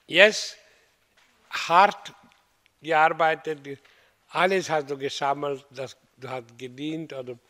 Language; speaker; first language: German; non-native, learner; Hindi